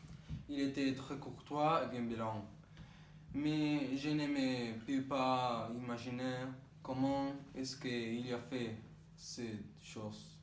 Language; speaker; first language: French; non-native, learner; Spanish